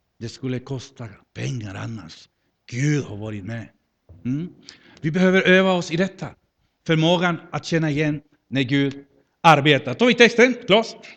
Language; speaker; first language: Swedish; non-native, fluent; Spanish